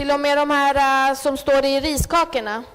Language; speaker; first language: Swedish; early bilingual, other home language; Spanish